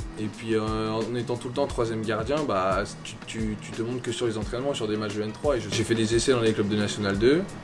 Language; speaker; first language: French; native; French